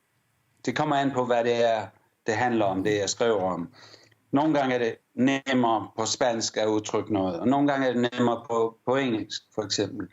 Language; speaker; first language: Danish; early bilingual, heritage; English